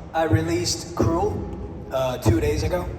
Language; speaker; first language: English; non-native, fluent; Chinese